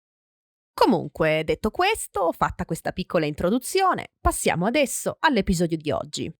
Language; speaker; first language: Italian; native; Italian